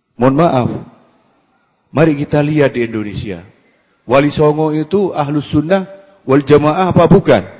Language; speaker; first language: Indonesian; non-native, local second language; Madurese